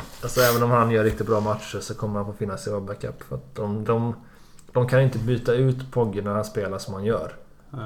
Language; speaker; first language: Swedish; native; Swedish